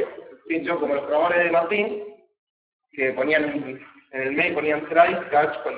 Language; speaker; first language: Spanish; native; Spanish